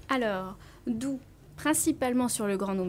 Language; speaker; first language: French; native; French